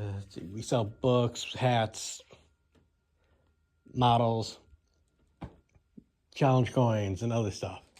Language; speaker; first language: English; native; English